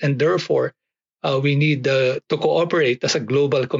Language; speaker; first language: English; non-native, local second language; Filipino